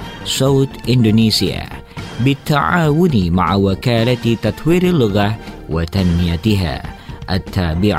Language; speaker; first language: Arabic; non-native, fluent; Indonesian